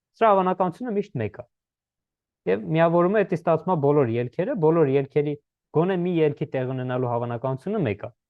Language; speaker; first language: Armenian; native; Armenian